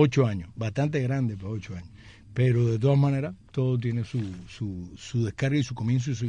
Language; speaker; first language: Spanish; native; Spanish